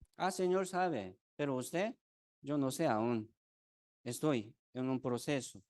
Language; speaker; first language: Spanish; non-native, fluent; Korean